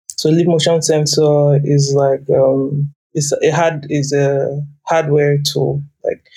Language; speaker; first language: English; non-native, local second language; Yoruba